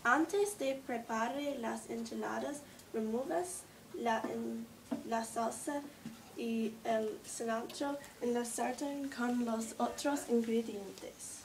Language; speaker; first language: Spanish; non-native, learner; English